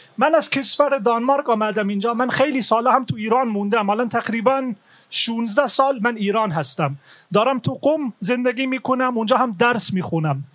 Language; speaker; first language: Persian; non-native, fluent; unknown